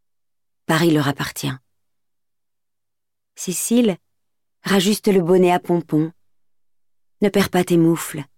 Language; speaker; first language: French; native; French